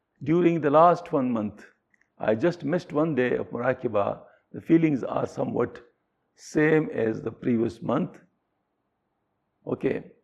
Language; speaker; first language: English; non-native, local second language; Pashto